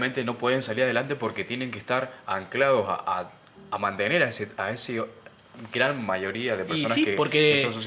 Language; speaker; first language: Spanish; native; Spanish